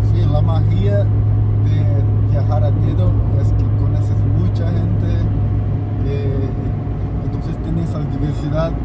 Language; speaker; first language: Spanish; non-native, fluent; Portuguese